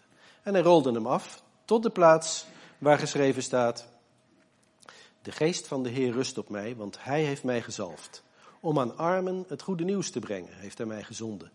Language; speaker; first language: Dutch; native; Dutch